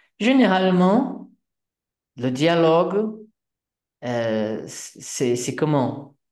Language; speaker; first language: French; non-native, fluent; Portuguese